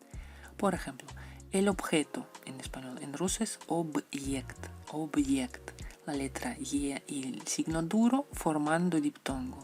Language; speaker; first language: Spanish; non-native, fluent; Russian